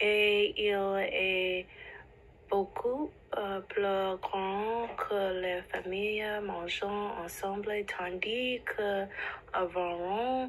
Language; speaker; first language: French; non-native, learner; English